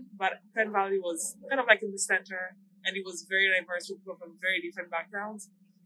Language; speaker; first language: English; non-native, local second language; Swahili